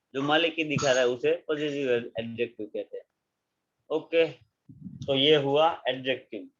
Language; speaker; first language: Hindi; non-native, local second language; Gujarati